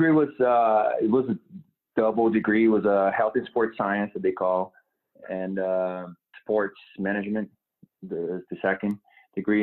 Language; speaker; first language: English; non-native, fluent; Portuguese